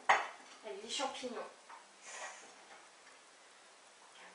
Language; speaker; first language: French; native; French